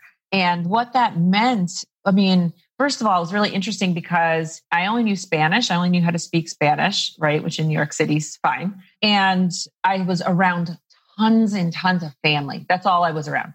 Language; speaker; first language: English; native; English